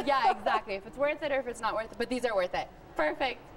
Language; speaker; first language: English; early bilingual, heritage; Spanish